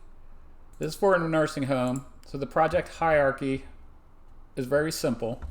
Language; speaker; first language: English; native; English